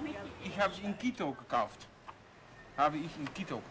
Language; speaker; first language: German; non-native, learner; Dutch